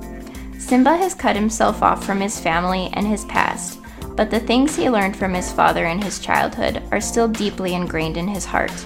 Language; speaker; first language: English; native; English